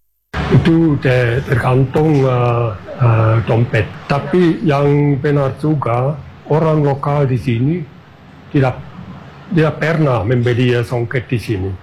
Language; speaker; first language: Indonesian; non-native, fluent; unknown